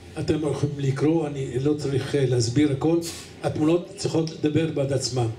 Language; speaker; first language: Hebrew; native; Hebrew